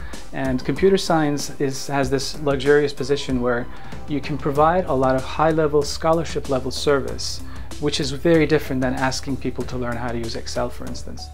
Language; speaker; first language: English; non-native, fluent; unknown